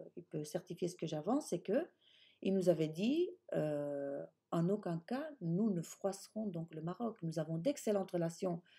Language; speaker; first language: French; early bilingual, other home language; Spanish